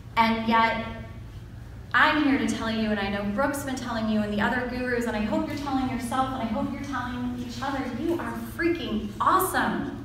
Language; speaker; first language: English; native; English